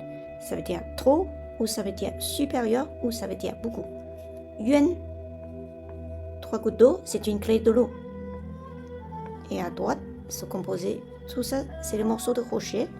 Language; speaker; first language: French; non-native, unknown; Chinese